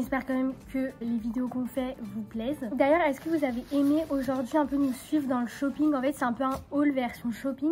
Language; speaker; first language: French; native; French